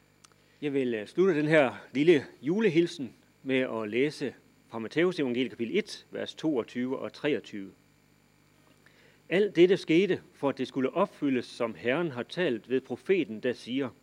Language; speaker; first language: Danish; native; Danish